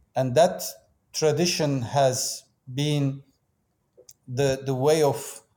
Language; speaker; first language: English; non-native, fluent; Turkish